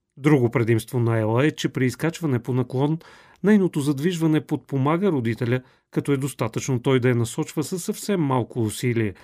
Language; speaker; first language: Bulgarian; native; Bulgarian